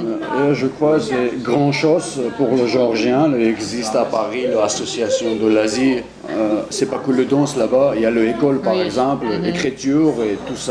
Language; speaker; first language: French; non-native, learner; Georgian